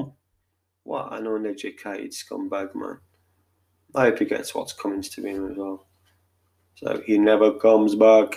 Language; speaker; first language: English; native; English